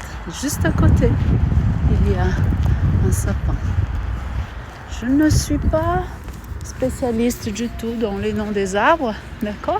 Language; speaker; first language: French; non-native, fluent; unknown